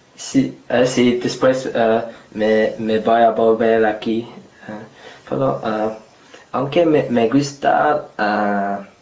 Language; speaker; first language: Spanish; non-native, fluent; English